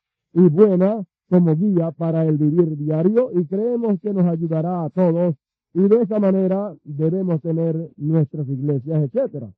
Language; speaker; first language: Spanish; native; Spanish